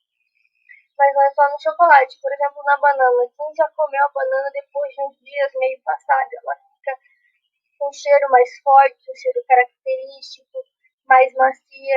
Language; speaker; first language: Portuguese; native; Portuguese